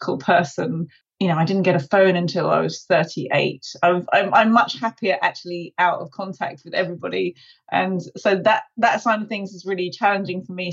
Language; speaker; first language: English; native; English